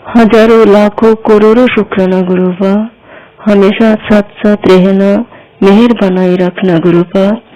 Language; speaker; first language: Hindi; non-native, local second language; Bangla